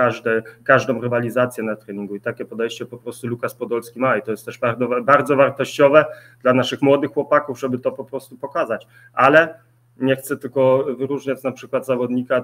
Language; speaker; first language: Polish; early bilingual, heritage; Polish